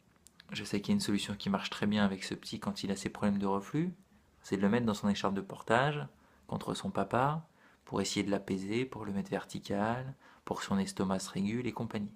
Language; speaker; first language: French; native; French